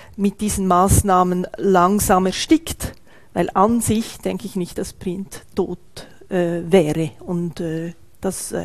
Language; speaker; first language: German; native; German